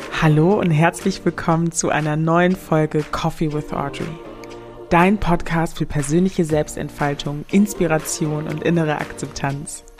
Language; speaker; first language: German; native; German